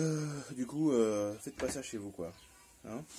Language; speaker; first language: French; native; French